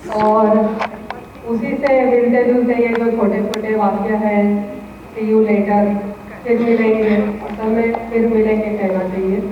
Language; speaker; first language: Hindi; native; Hindi